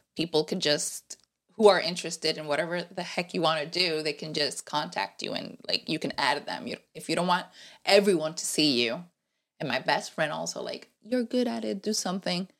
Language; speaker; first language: English; non-native, fluent; Spanish